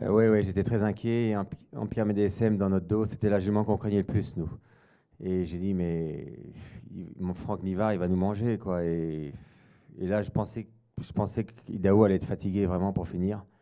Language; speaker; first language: French; native; French